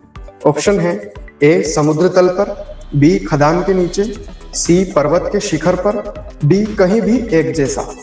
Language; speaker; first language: Hindi; native; Hindi